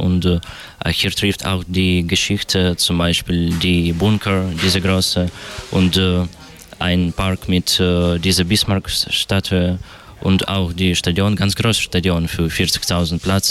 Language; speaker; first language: German; non-native, learner; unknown